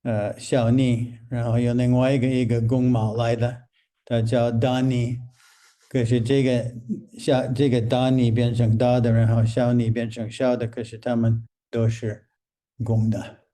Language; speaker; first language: Chinese; non-native, fluent; English